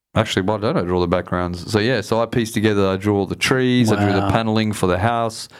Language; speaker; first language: English; native; English